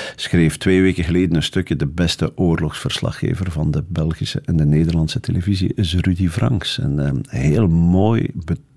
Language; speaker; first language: Dutch; native; Dutch